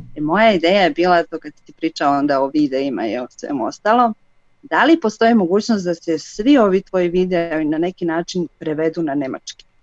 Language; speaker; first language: Serbian; native; Serbian